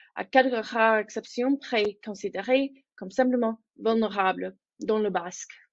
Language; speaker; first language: French; non-native, fluent; English